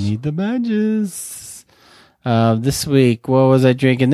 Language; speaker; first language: English; native; English